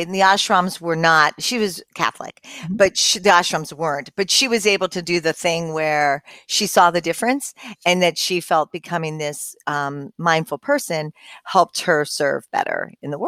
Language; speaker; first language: English; native; English